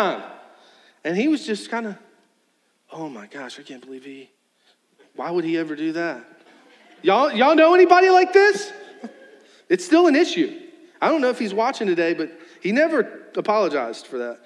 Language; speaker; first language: English; native; English